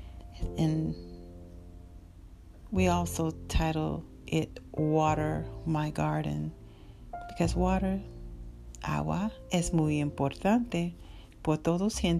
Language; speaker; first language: Spanish; non-native, learner; English